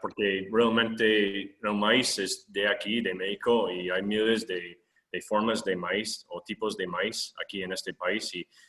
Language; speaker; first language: Spanish; non-native, fluent; English